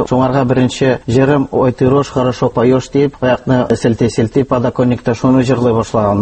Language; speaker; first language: Tatar; native; Tatar